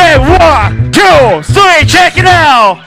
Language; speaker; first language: English; non-native, learner; Korean